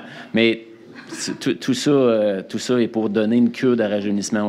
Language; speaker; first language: French; native; French